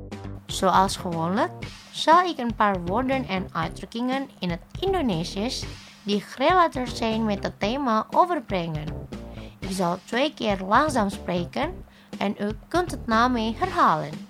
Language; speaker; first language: Dutch; non-native, learner; Indonesian